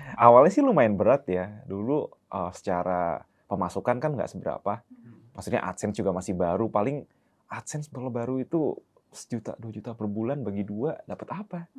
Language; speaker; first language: Indonesian; early bilingual, heritage; Indonesian